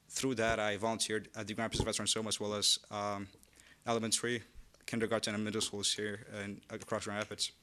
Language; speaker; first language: English; non-native, fluent; Amharic